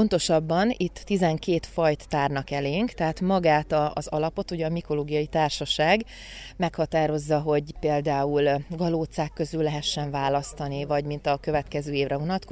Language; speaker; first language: Hungarian; native; Hungarian